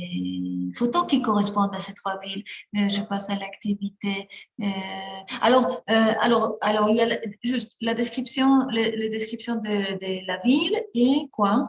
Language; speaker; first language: French; non-native, fluent; Spanish